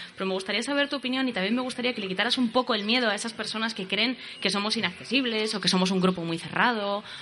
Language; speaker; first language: Spanish; native; Spanish